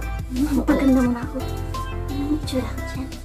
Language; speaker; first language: Filipino; non-native, local second language; Cebuano